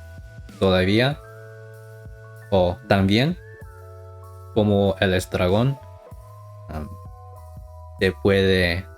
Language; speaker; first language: Spanish; non-native, learner; English